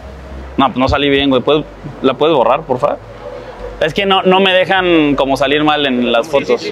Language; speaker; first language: Spanish; native; Spanish